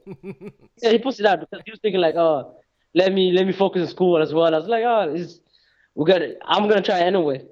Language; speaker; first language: English; native; English